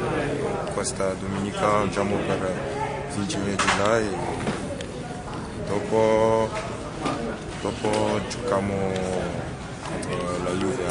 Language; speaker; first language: Italian; non-native, learner; French